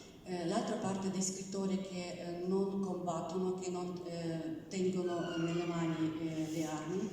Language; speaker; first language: Italian; non-native, learner; Ukrainian